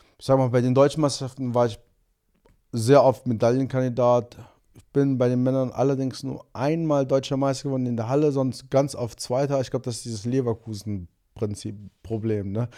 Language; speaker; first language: German; early bilingual, other home language; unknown